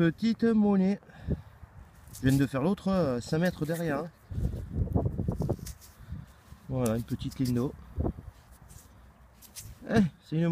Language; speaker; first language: French; native; French